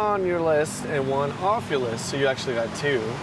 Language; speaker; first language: English; native; English